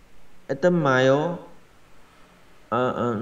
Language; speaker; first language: Russian; non-native, learner; Vietnamese